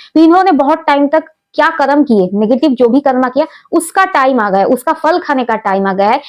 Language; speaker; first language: Hindi; non-native, local second language; Bangla